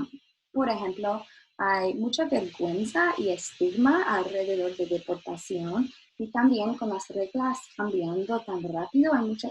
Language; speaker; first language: Spanish; non-native, learner; English